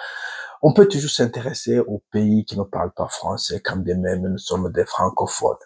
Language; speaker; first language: French; non-native, local second language; Rundi